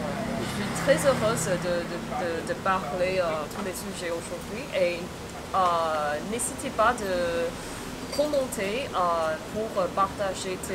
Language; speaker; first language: French; non-native, fluent; Chinese